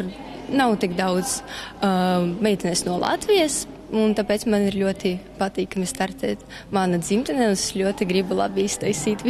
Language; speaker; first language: Latvian; non-native, local second language; Russian